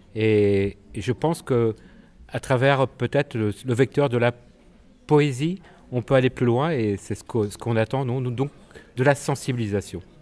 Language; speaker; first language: French; native; French